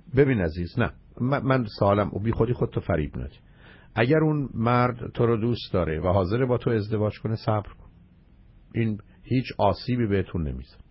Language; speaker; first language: Persian; native; Persian